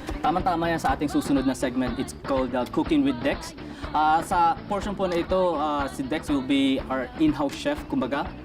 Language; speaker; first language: Filipino; native; Filipino